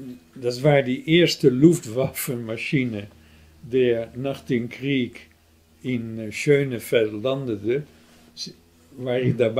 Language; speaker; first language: German; non-native, fluent; Dutch